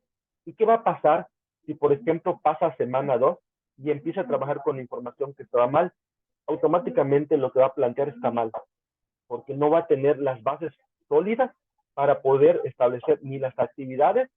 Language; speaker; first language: Spanish; native; Spanish